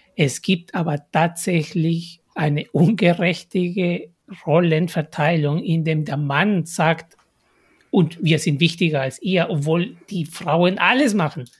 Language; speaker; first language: German; non-native, fluent; Spanish